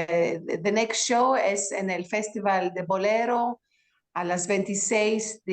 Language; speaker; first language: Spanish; non-native, learner; Greek